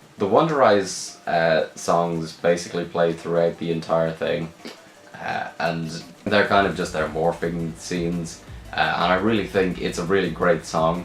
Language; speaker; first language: English; native; English